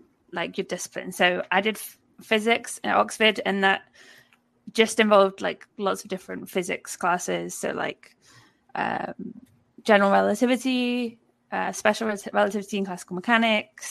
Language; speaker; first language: English; native; English